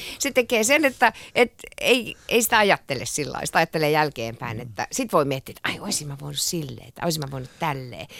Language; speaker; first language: Finnish; native; Finnish